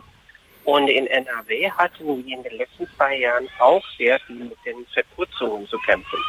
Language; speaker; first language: German; non-native, fluent; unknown